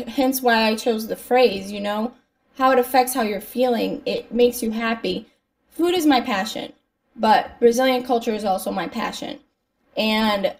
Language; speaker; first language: English; native; English